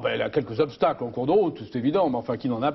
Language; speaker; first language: French; native; French